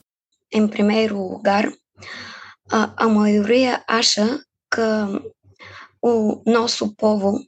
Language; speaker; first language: Portuguese; non-native, fluent; Bulgarian